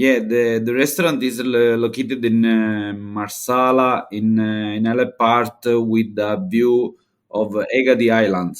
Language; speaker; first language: English; non-native, learner; Italian